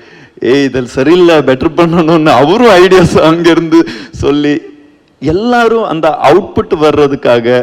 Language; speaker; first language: Tamil; non-native, learner; Kannada